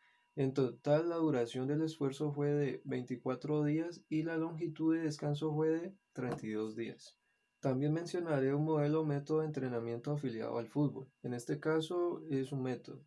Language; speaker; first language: Spanish; native; Spanish